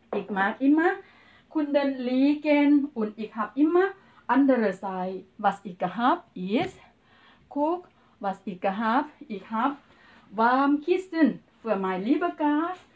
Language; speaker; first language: German; non-native, learner; Thai